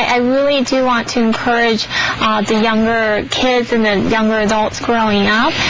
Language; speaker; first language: English; early bilingual, other home language; Chinese